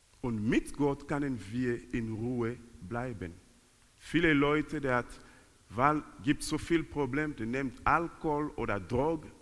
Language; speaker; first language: German; non-native, learner; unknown